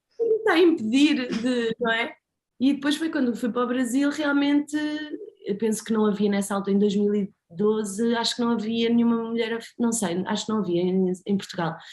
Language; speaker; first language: Portuguese; native; Portuguese